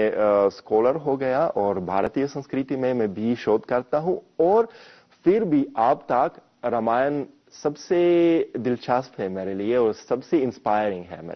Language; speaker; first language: Hindi; non-native, fluent; Russian